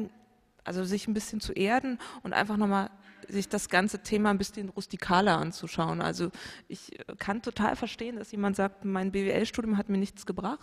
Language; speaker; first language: German; native; German